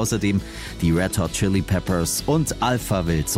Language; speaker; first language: German; native; German